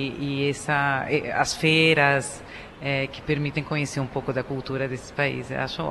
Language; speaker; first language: Portuguese; non-native, fluent; Spanish